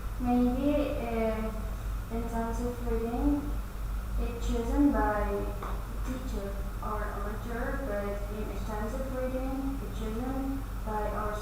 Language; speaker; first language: English; non-native, learner; Indonesian